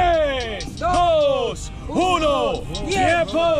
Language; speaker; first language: Spanish; native; Spanish